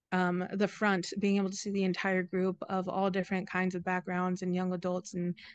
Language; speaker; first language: English; native; English